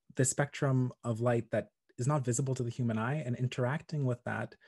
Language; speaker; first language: English; native; English